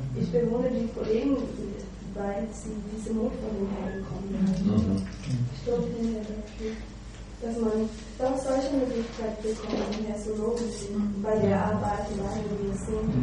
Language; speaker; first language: German; non-native, fluent; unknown